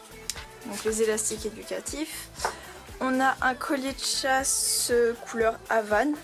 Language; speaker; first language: French; native; French